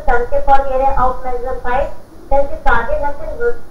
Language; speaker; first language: German; non-native, learner; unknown